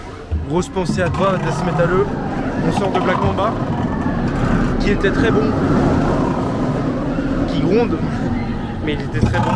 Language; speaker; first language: French; native; French